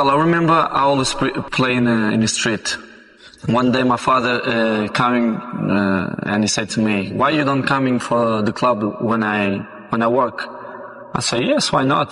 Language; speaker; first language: English; non-native, fluent; Portuguese